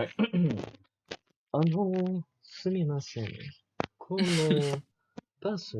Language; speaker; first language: Japanese; non-native, learner; Malay